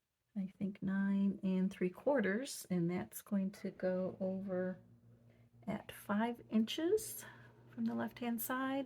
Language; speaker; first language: English; native; English